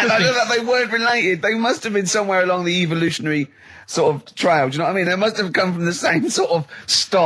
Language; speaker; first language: English; native; English